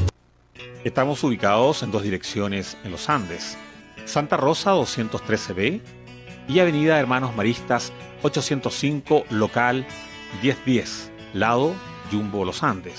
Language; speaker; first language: Spanish; native; Spanish